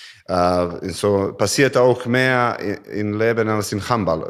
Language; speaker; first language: German; non-native, learner; Serbian